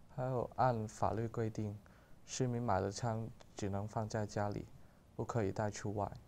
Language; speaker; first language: Chinese; non-native, local second language; Cantonese